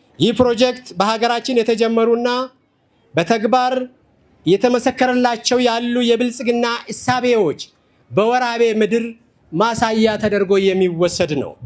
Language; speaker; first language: Amharic; non-native, local second language; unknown